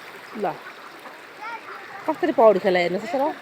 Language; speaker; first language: Nepali; native; Nepali